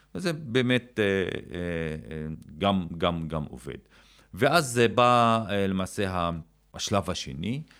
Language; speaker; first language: Hebrew; non-native, local second language; Arabic